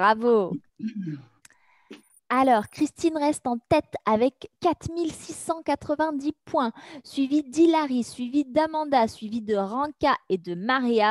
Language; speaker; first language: French; native; French